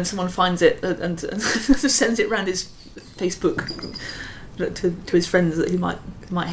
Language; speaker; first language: English; native; English